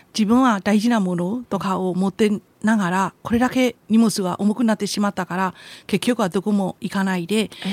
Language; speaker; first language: Japanese; non-native, fluent; Burmese